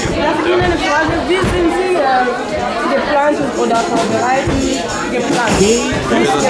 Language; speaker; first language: German; non-native, learner; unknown